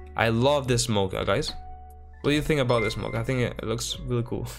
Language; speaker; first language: English; non-native, fluent; Spanish